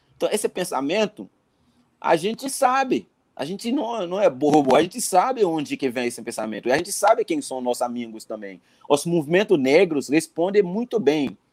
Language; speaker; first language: Portuguese; non-native, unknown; Haitian Creole